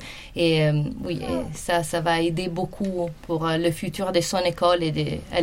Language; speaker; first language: French; non-native, fluent; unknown